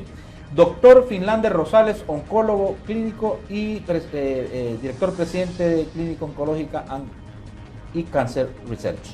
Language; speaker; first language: Spanish; native; Spanish